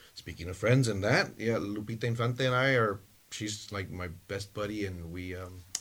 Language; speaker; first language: English; native; English